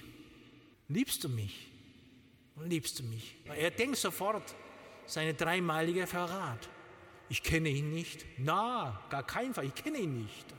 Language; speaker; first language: German; non-native, learner; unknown